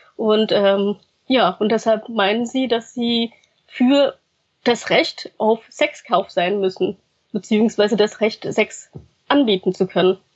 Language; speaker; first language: German; early bilingual, other home language; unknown